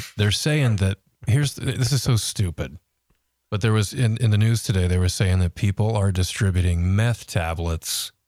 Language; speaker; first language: English; native; English